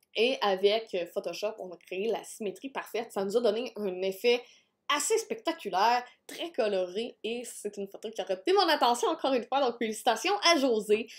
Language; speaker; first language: French; native; French